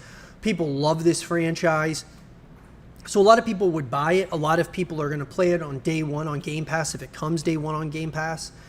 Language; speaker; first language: English; native; English